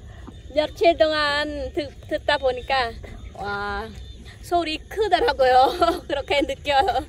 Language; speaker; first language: Korean; non-native, fluent; Khmer